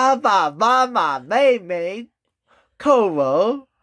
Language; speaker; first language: Chinese; non-native, learner; Korean